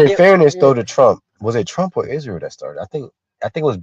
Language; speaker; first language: English; native; English